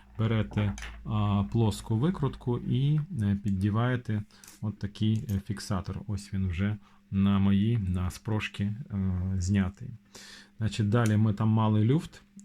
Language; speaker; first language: Ukrainian; non-native, local second language; Russian